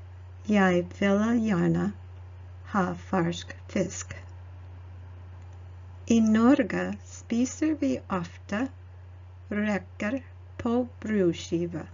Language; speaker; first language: Norwegian; non-native, learner; English